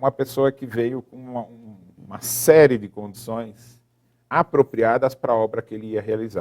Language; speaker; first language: Portuguese; native; Portuguese